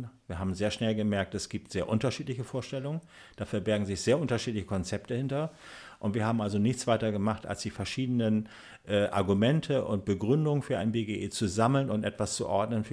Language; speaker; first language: German; native; German